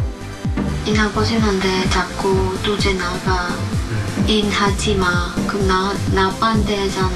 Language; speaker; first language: Korean; non-native, learner; Vietnamese